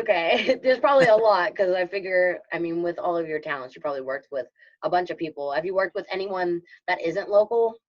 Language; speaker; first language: English; native; English